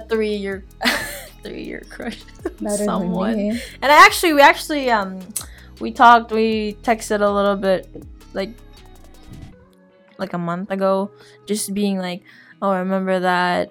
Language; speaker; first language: English; non-native, local second language; Filipino